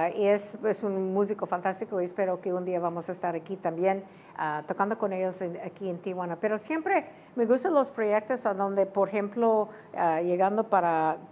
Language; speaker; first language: Spanish; early bilingual, heritage; Spanish